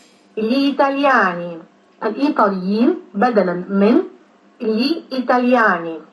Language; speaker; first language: Italian; non-native, learner; Arabic